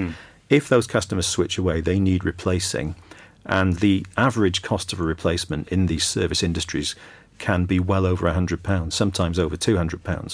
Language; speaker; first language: English; native; English